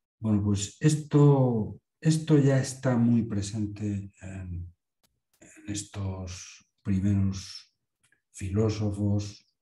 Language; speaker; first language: Spanish; native; Spanish